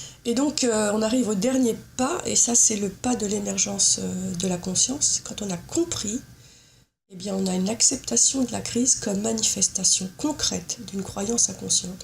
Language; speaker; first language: French; native; French